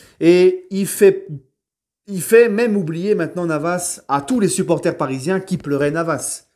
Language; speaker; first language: French; native; French